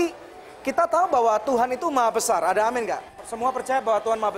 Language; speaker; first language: Indonesian; native; Indonesian